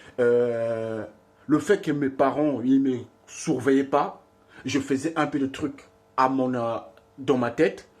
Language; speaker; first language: French; non-native, local second language; Lingala